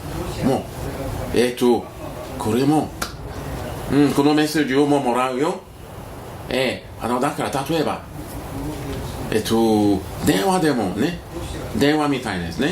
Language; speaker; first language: Japanese; non-native, learner; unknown